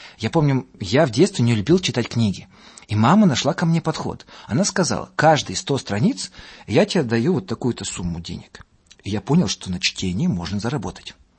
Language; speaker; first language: Russian; non-native, local second language; Latvian